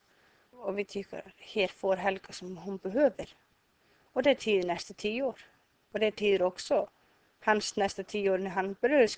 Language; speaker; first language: Swedish; non-native, learner; Icelandic